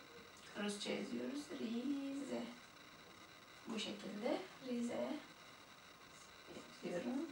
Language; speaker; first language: Turkish; non-native, fluent; Russian